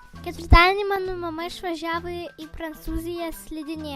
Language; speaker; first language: Lithuanian; early bilingual, heritage; Lithuanian